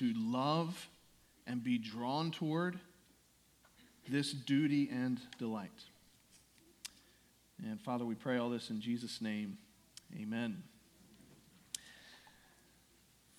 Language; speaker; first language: English; native; English